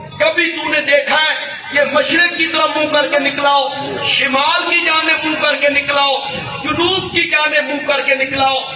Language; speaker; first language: Urdu; non-native, local second language; Punjabi